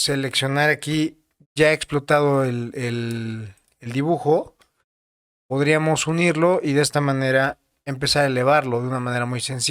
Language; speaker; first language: Spanish; native; Spanish